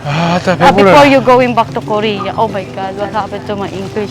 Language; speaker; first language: English; non-native, learner; Filipino